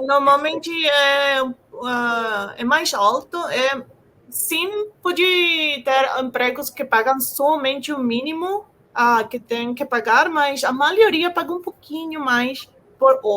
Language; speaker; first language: Portuguese; non-native, fluent; Spanish